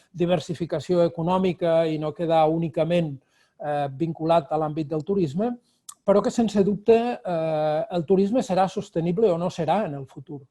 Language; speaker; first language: Catalan; non-native, local second language; Occitan